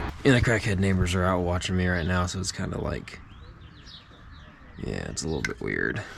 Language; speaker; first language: English; native; English